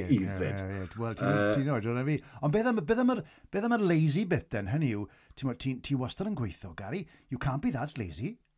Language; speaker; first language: Welsh; native; Welsh